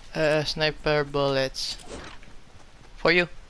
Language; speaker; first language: English; non-native, learner; French